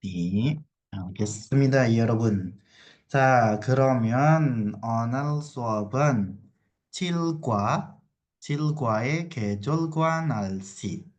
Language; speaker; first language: Korean; non-native, fluent; Indonesian